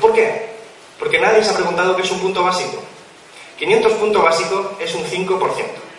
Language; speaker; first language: Spanish; native; Spanish